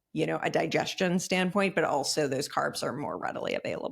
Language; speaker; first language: English; native; English